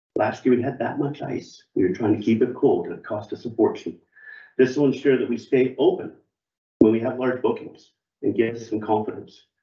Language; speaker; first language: English; native; English